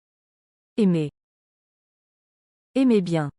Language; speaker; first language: French; non-native, learner; English